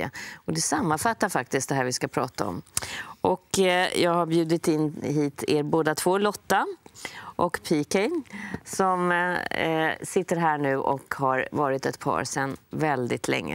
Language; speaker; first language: Swedish; native; Swedish